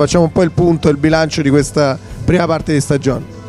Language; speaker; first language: Italian; native; Italian